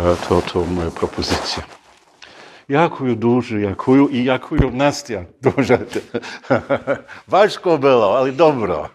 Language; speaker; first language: Ukrainian; non-native, learner; English